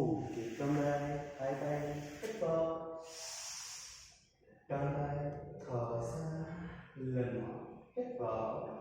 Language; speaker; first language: Vietnamese; non-native, learner; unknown